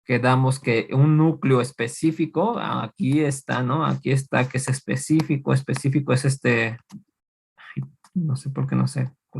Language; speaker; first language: Spanish; native; Spanish